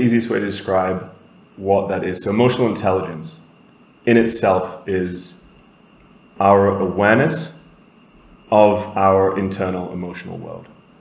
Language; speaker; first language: English; native; English